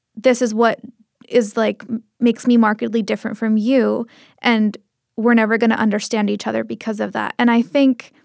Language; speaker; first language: English; early bilingual, other home language; Tamil